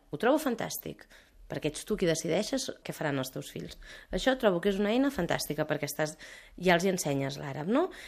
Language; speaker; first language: Catalan; early bilingual, other home language; Arabic